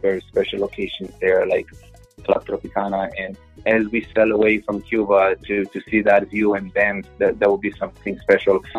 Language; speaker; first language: English; non-native, fluent; Hebrew